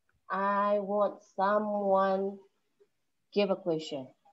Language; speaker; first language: English; non-native, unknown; Indonesian